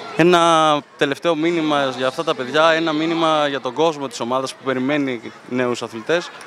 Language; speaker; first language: Greek; native; Greek